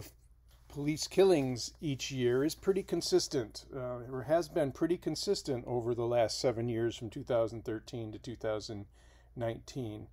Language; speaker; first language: English; native; English